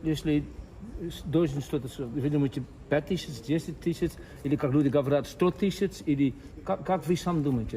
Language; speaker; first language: Russian; non-native, learner; Dutch